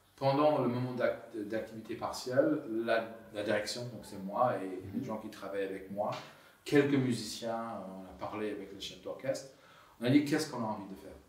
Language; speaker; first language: French; non-native, fluent; English